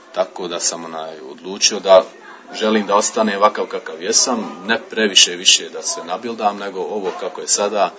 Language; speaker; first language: Serbian; early bilingual, heritage; Serbian